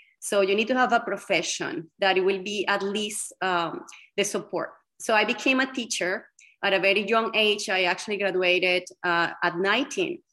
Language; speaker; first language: English; non-native, fluent; Spanish